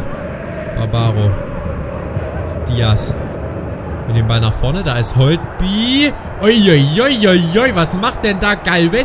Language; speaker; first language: German; native; German